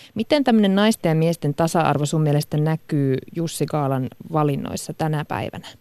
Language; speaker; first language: Finnish; native; Finnish